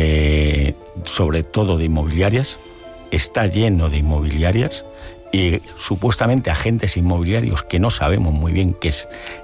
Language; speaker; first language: Spanish; native; Spanish